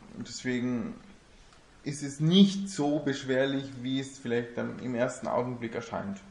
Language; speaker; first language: German; non-native, fluent; Italian